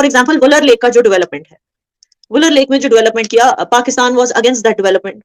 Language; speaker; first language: Hindi; non-native, local second language; Kashmiri